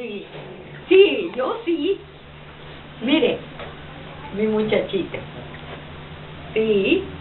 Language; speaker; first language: Spanish; native; Spanish